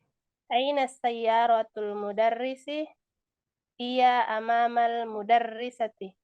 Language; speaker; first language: Arabic; non-native, learner; Indonesian